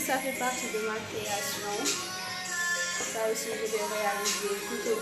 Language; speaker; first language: French; non-native, local second language; Wolof